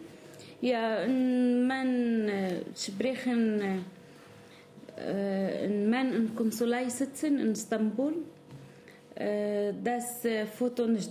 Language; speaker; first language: German; non-native, learner; Arabic